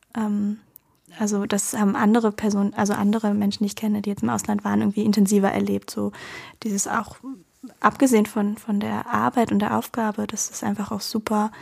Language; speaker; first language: German; native; German